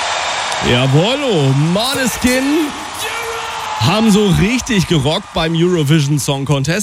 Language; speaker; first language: German; native; German